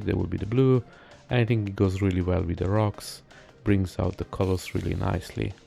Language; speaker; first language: English; non-native, fluent; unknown